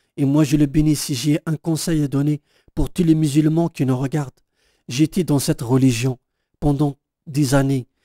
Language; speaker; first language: French; non-native, local second language; Kabyle